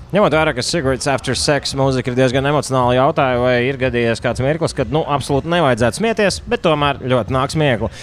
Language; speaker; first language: Latvian; native; Latvian